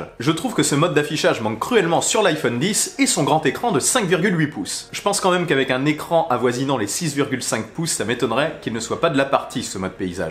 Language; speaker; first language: French; native; French